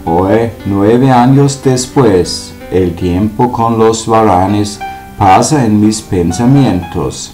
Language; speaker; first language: Spanish; non-native, learner; German